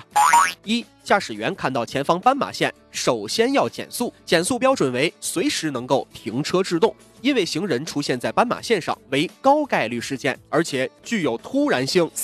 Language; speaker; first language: Chinese; native; Chinese